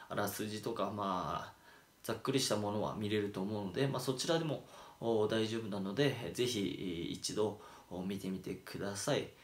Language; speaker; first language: Japanese; native; Japanese